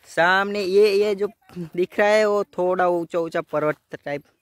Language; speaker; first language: Hindi; non-native, local second language; Gujarati